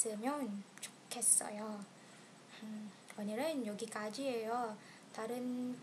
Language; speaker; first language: Korean; non-native, learner; Malay